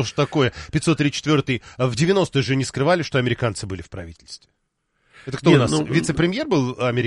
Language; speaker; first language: Russian; native; Russian